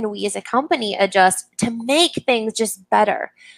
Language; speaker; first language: English; native; English